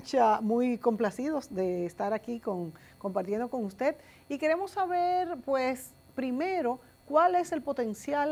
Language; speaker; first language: Spanish; native; Spanish